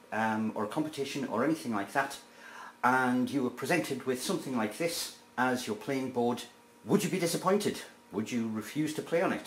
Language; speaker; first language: English; native; English